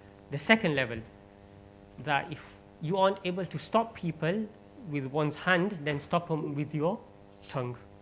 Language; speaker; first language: English; early bilingual, other home language; Urdu